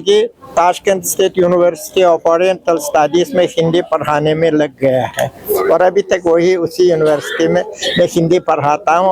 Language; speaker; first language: Hindi; non-native, fluent; Uzbek